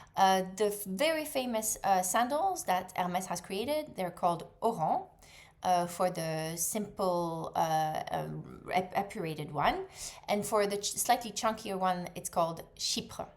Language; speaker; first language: English; non-native, fluent; French